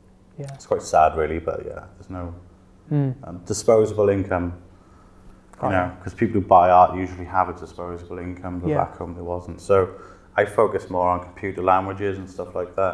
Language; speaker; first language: English; native; English